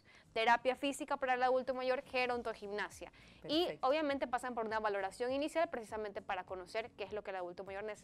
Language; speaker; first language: Spanish; native; Spanish